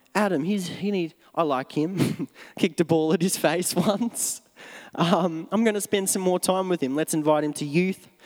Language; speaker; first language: English; native; English